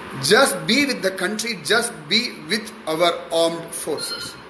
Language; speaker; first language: English; non-native, local second language; Tamil